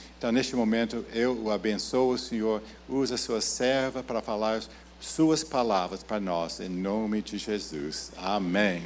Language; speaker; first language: Portuguese; non-native, fluent; English